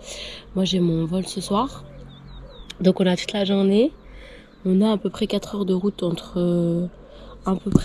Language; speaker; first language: French; native; French